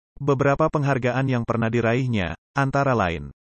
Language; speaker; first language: Indonesian; native; Indonesian